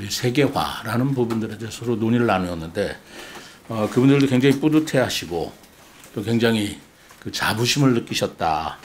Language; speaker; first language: Korean; native; Korean